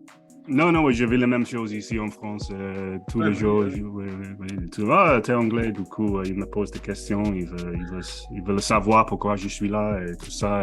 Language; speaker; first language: French; non-native, fluent; English